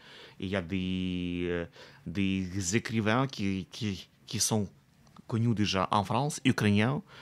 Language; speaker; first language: French; non-native, fluent; Russian